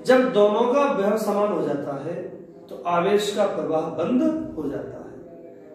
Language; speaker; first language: Hindi; native; Hindi